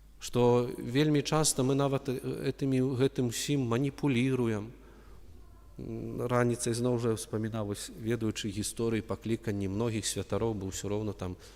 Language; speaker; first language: Belarusian; non-native, local second language; Russian